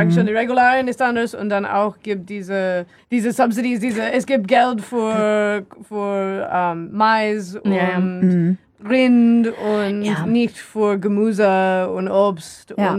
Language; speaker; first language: German; non-native, learner; English